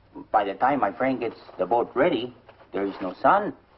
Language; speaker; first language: English; non-native, learner; Spanish